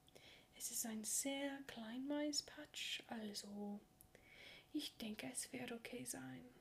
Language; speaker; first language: German; non-native, learner; English